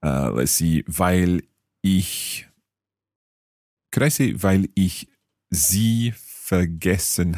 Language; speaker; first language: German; non-native, learner; English